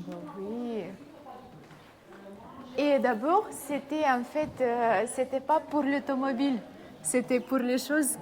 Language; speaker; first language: French; non-native, learner; Russian